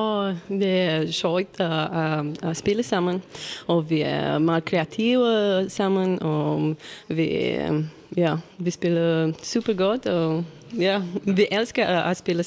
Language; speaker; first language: Danish; non-native, learner; Romanian